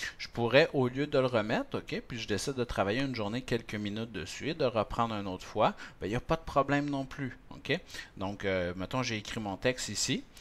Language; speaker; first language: French; native; French